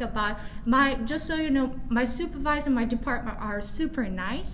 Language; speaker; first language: English; non-native, fluent; Korean